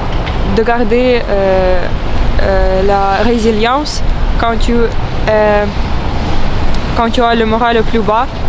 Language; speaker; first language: French; non-native, fluent; Ukrainian